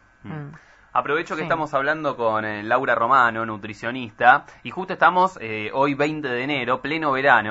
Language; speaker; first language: Spanish; native; Spanish